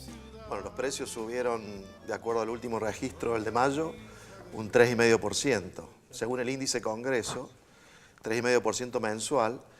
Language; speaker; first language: Spanish; native; Spanish